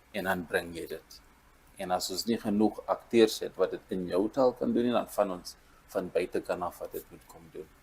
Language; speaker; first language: Afrikaans; non-native, local second language; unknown